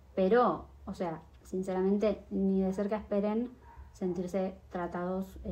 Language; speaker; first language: Spanish; native; Spanish